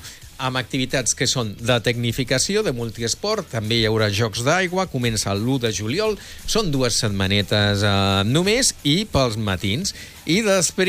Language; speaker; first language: Catalan; native; Catalan